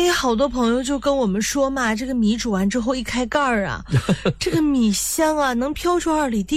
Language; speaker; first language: Chinese; native; Chinese